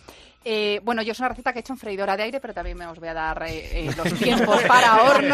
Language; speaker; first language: Spanish; native; Spanish